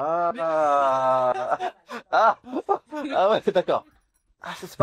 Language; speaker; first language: French; native; French